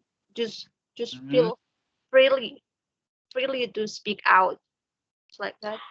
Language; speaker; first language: English; non-native, learner; Indonesian